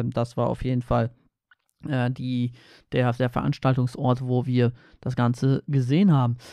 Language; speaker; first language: German; early bilingual, other home language; Polish